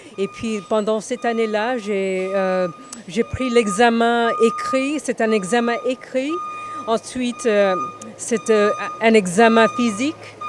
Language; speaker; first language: French; non-native, fluent; Spanish